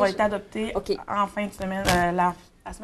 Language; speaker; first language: French; native; French